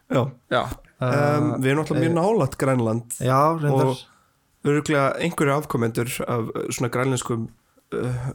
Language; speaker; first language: Icelandic; early bilingual, other home language; Portuguese